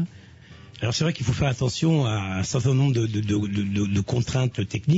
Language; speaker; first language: French; native; French